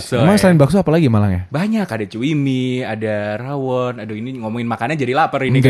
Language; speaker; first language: Indonesian; native; Indonesian